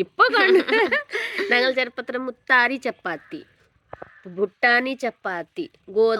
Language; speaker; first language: Malayalam; non-native, learner; Hindi